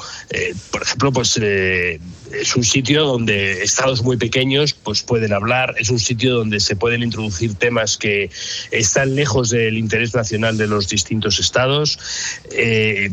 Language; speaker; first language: Spanish; native; Spanish